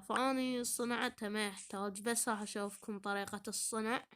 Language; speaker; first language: Arabic; native; Arabic